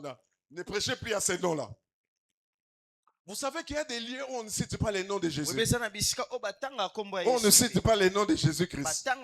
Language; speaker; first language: French; non-native, local second language; Lingala